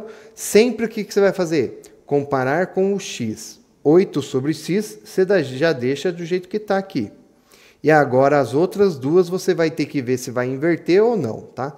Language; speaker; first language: Portuguese; native; Portuguese